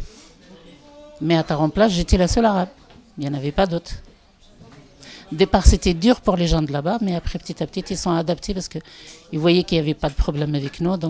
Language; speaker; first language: French; non-native, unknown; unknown